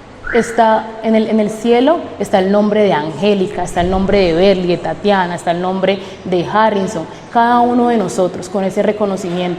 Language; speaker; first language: Spanish; native; Spanish